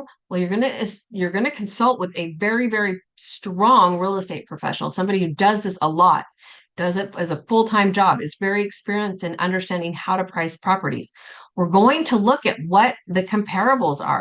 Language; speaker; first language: English; native; English